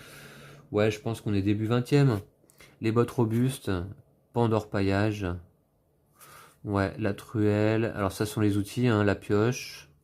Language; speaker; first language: French; native; French